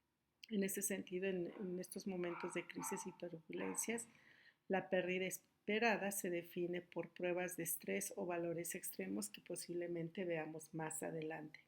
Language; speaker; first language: Spanish; native; Spanish